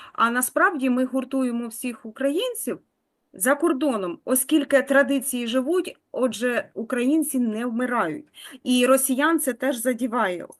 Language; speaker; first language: Ukrainian; native; Ukrainian